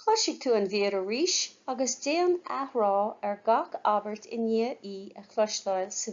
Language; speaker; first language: Irish; non-native, local second language; English